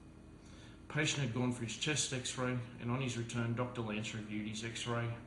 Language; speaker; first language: English; native; English